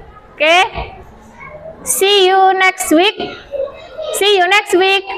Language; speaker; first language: English; non-native, learner; Indonesian